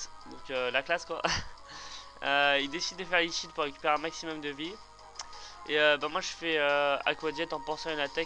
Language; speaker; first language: French; native; French